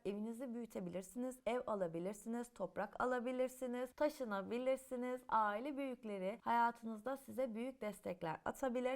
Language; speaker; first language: Turkish; native; Turkish